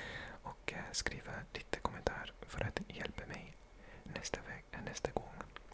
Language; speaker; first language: Swedish; non-native, learner; English